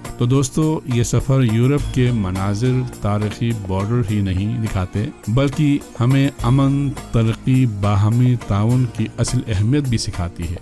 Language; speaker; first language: Urdu; non-native, local second language; Balti